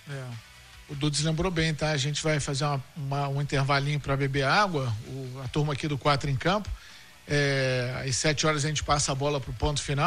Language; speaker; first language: Portuguese; native; Portuguese